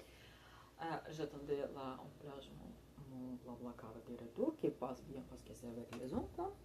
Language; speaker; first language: French; non-native, learner; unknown